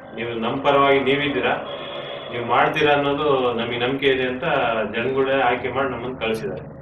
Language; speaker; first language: Kannada; non-native, local second language; Lambadi